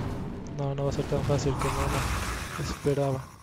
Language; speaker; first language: Spanish; native; Spanish